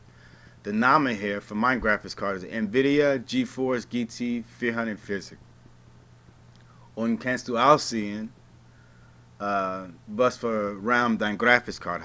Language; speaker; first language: German; non-native, learner; English